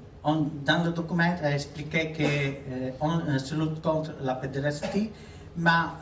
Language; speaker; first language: French; non-native, learner; Italian